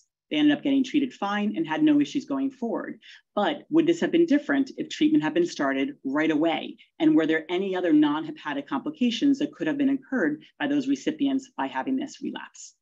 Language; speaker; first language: English; native; English